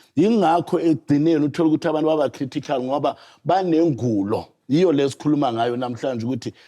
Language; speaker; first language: Zulu; native; Zulu